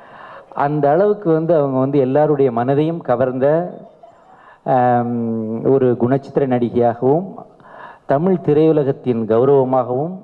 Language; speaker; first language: Tamil; native; Tamil